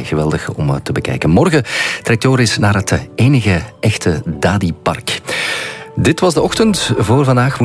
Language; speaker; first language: Dutch; native; Dutch